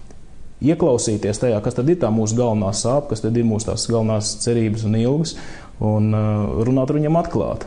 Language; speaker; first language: Latvian; native; Latvian